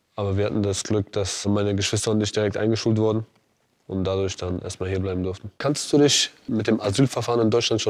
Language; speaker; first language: German; early bilingual, other home language; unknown